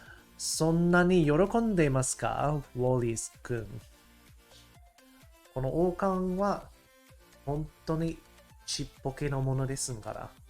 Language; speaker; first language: Japanese; non-native, learner; English